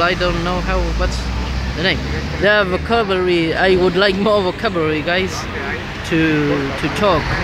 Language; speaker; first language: English; non-native, learner; Spanish